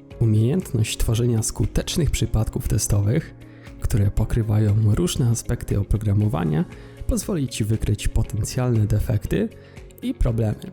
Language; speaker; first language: Polish; native; Polish